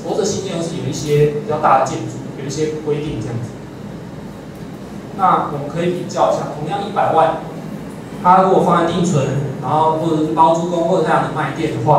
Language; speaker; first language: Chinese; native; Chinese